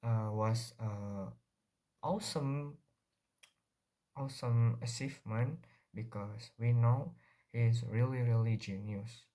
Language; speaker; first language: English; non-native, learner; Indonesian